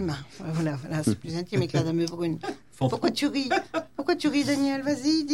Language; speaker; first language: French; native; French